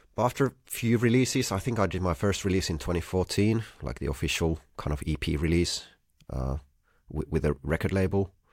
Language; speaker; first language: English; non-native, fluent; Finnish